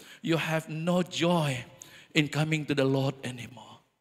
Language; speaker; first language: English; non-native, local second language; Malay